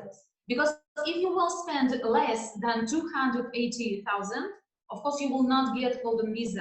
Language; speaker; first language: English; non-native, learner; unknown